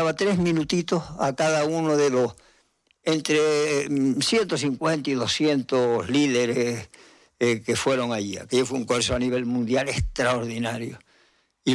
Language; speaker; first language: Spanish; native; Spanish